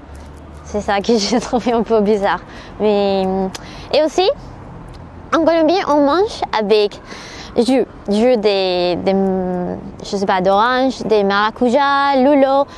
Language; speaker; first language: French; non-native, learner; Spanish